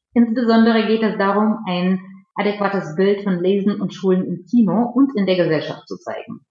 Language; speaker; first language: German; non-native, fluent; Russian